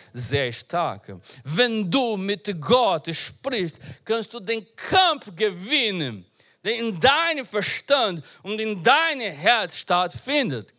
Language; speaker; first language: German; non-native, learner; Portuguese